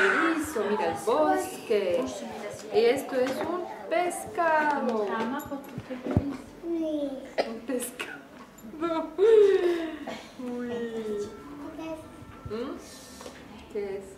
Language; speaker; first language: Spanish; non-native, fluent; French